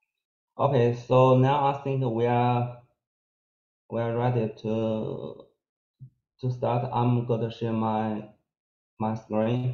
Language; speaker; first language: English; non-native, fluent; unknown